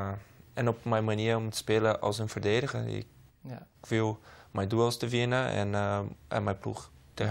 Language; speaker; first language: Dutch; non-native, learner; Portuguese